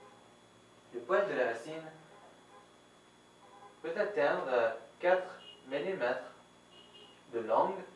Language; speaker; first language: French; non-native, fluent; Arabic